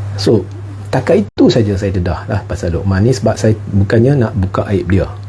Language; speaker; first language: Malay; non-native, local second language; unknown